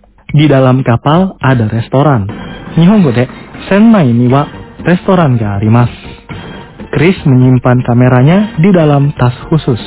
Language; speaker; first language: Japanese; non-native, fluent; Indonesian